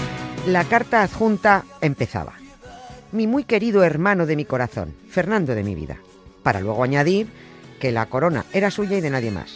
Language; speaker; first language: Spanish; native; Spanish